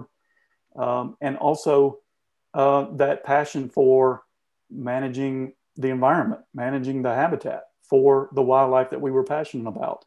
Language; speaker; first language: English; native; English